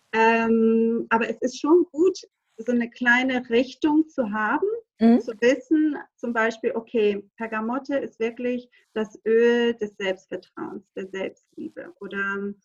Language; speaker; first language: German; non-native, fluent; Greek